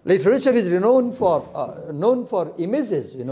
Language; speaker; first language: English; non-native, local second language; Nepali